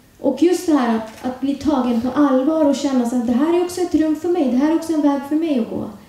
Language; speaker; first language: Swedish; early bilingual, other home language; Urdu